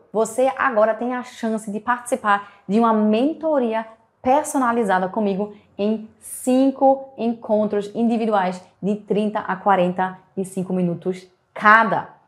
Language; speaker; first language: Portuguese; native; Portuguese